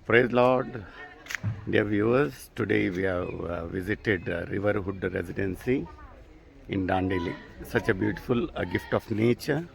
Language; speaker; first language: English; non-native, local second language; Telugu